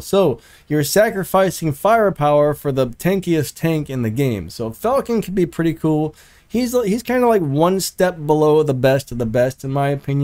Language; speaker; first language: English; native; English